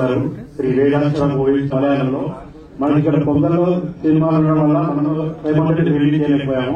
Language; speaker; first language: Telugu; native; Telugu